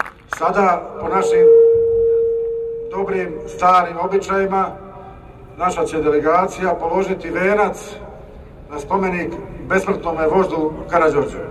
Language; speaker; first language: Bosnian; native; Bosnian